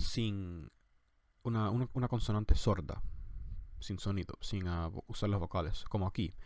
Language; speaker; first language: Spanish; non-native, fluent; English